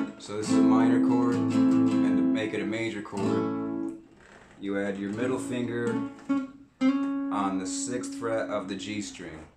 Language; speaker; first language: English; native; English